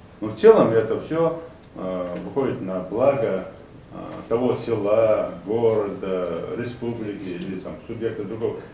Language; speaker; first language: Russian; non-native, local second language; Ingush